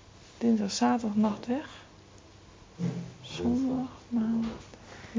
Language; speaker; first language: Dutch; native; Dutch